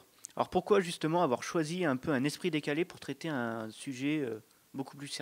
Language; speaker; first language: French; native; French